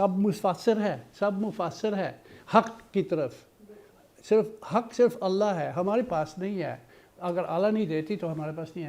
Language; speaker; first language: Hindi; non-native, fluent; English